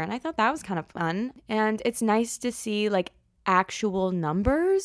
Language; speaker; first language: English; native; English